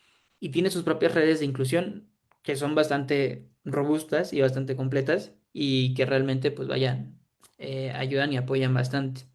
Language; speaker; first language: Spanish; native; Spanish